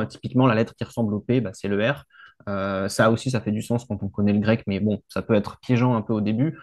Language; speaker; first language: French; native; French